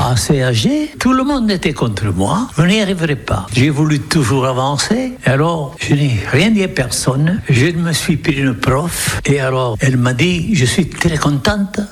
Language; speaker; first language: French; non-native, local second language; Occitan